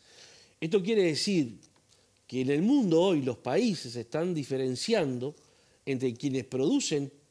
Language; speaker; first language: Spanish; native; Spanish